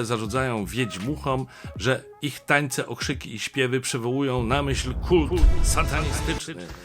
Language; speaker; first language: Polish; native; Polish